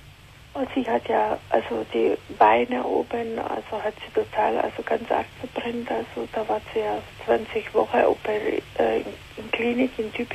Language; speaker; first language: German; non-native, learner; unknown